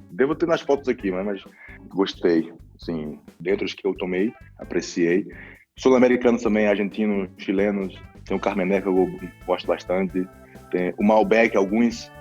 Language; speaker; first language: Portuguese; native; Portuguese